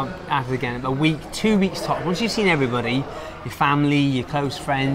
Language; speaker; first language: English; native; English